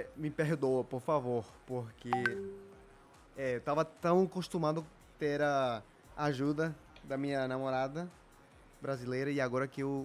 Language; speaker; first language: Portuguese; non-native, fluent; Spanish